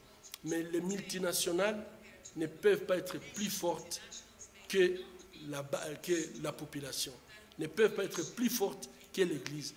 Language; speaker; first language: French; non-native, local second language; Swahili